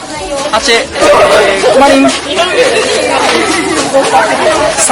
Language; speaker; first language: Indonesian; non-native, learner; Japanese